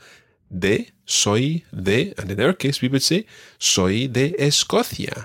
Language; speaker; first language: Spanish; non-native, fluent; English